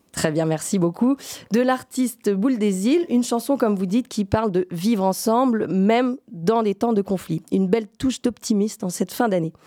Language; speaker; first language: French; native; French